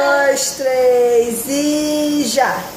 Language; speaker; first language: Portuguese; native; Portuguese